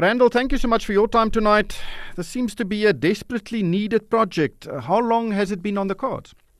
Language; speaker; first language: English; non-native, local second language; Afrikaans